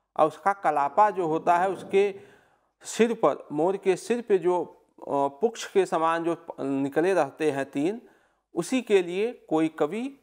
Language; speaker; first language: Hindi; native; Hindi